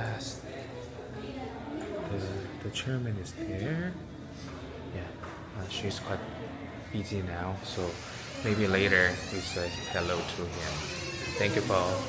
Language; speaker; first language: English; non-native, learner; Korean